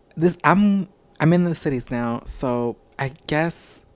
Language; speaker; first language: English; native; English